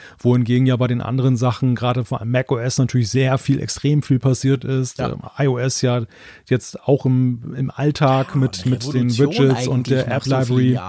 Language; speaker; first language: German; native; German